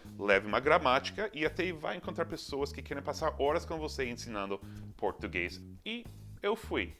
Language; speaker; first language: Portuguese; non-native, fluent; English